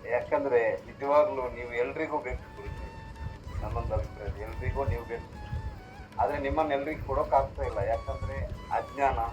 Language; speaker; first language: Kannada; non-native, local second language; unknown